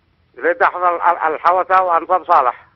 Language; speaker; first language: Arabic; native; Arabic